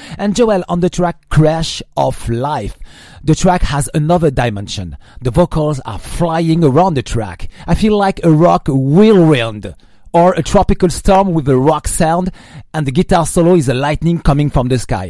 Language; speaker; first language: English; non-native, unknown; French